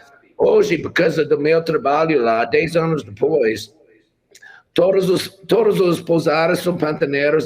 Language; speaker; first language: Portuguese; non-native, fluent; English